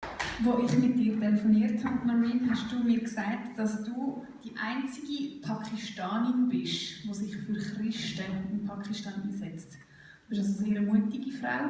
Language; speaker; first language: German; native; German